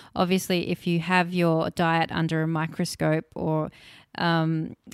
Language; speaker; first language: English; early bilingual, other home language; Hindi